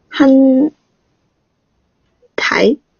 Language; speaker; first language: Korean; non-native, learner; Chinese